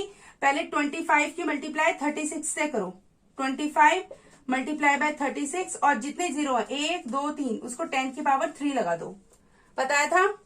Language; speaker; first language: Hindi; native; Hindi